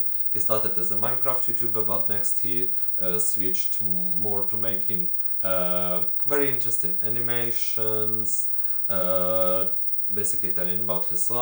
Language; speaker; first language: English; non-native, fluent; Ukrainian